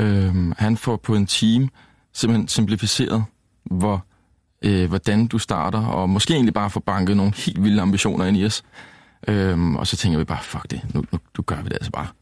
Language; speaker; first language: Danish; native; Danish